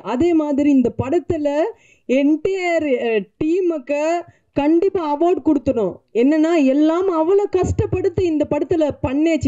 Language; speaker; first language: Tamil; non-native, learner; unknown